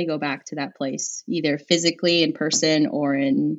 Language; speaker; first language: English; native; English